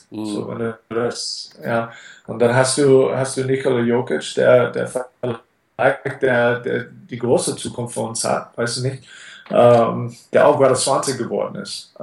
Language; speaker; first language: German; non-native, fluent; English